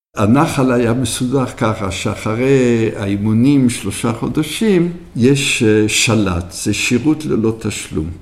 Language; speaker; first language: Hebrew; early bilingual, other home language; French